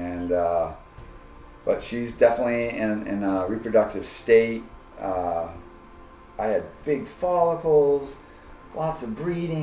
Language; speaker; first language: English; native; English